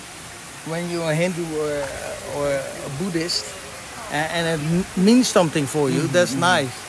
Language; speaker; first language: English; non-native, learner; Dutch